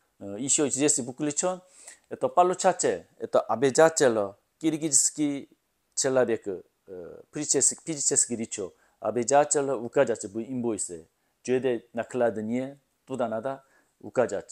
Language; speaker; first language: Russian; non-native, learner; Korean